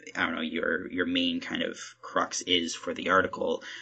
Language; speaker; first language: English; native; English